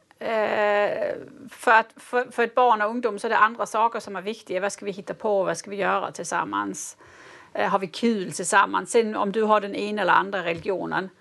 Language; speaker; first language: Swedish; native; Swedish